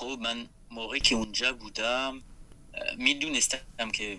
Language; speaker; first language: Persian; non-native, fluent; French